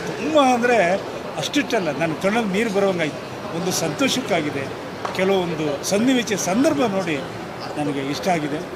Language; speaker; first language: Kannada; native; Kannada